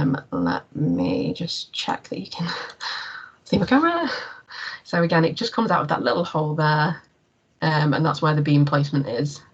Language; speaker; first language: English; native; English